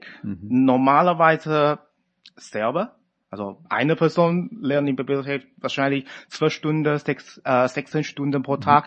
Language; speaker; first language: German; non-native, fluent; Chinese